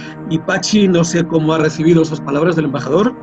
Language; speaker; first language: Spanish; native; Spanish